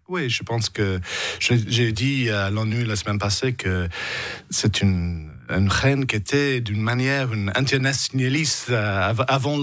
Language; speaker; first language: French; non-native, fluent; English